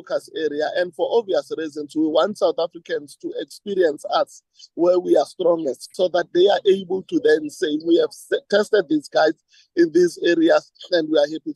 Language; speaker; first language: English; non-native, local second language; Tswana